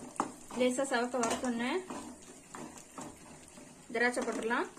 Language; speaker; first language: Tamil; native; Tamil